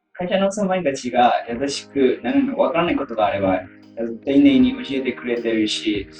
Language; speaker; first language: Japanese; non-native, fluent; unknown